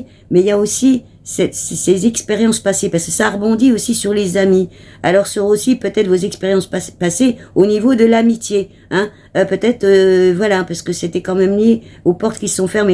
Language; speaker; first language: French; native; French